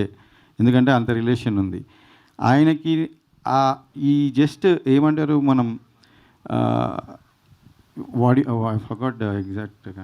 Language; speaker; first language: Telugu; native; Telugu